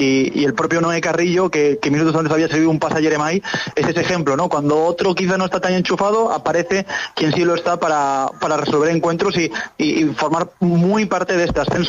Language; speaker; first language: Spanish; native; Spanish